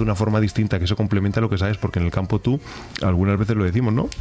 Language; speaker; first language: Spanish; native; Spanish